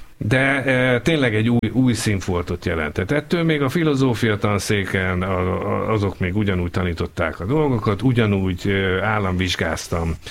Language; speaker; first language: Hungarian; native; Hungarian